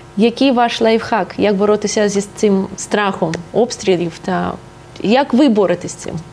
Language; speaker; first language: Ukrainian; non-native, local second language; Russian